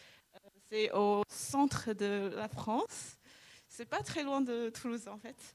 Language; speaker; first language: French; non-native, fluent; Chinese